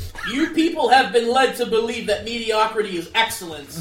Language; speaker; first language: English; early bilingual, other home language; Greek